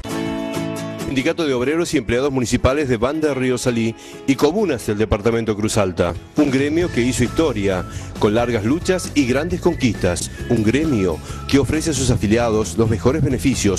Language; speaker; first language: Spanish; native; Spanish